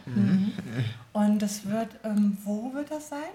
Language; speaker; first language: German; native; German